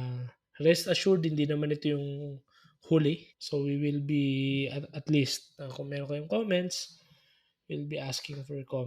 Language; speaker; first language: Filipino; native; Filipino